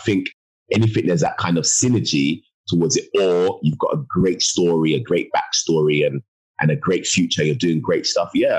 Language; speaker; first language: English; native; English